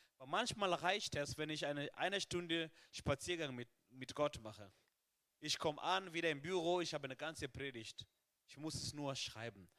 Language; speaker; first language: German; non-native, fluent; Swahili